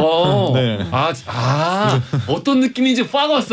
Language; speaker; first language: Korean; native; Korean